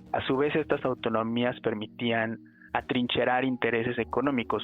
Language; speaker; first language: Spanish; native; Spanish